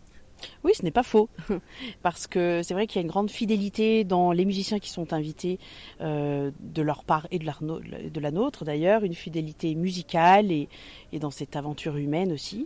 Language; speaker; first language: French; native; French